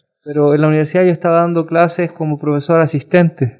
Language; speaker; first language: Spanish; native; Spanish